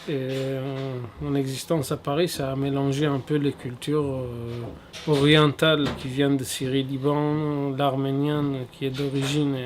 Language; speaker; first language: French; non-native, fluent; Armenian